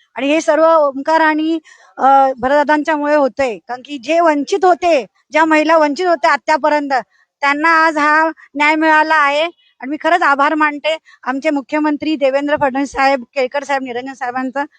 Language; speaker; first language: Marathi; native; Marathi